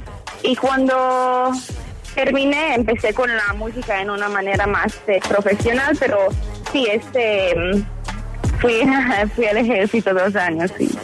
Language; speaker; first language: Spanish; early bilingual, heritage; Hebrew